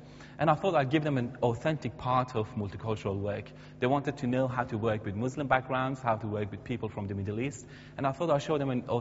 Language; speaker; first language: English; non-native, fluent; Persian